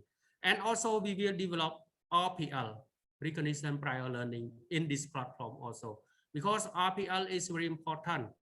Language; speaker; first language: English; non-native, learner; Khmer